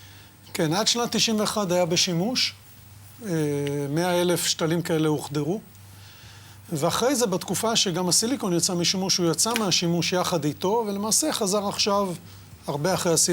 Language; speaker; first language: Hebrew; native; Hebrew